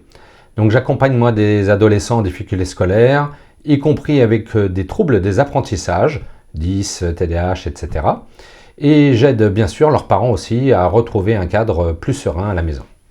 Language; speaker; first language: French; native; French